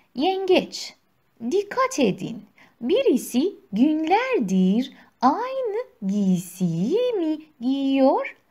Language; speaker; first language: Turkish; non-native, fluent; Persian